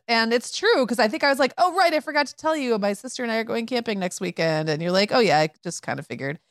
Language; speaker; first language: English; native; English